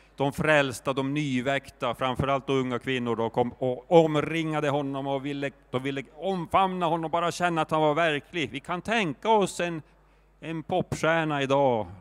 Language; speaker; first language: Swedish; native; Swedish